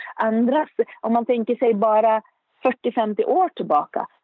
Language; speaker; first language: Swedish; non-native, fluent; Arabic